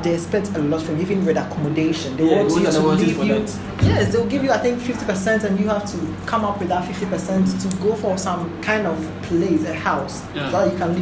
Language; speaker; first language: English; non-native, local second language; Akan